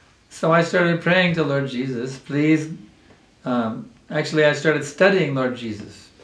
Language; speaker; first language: English; native; English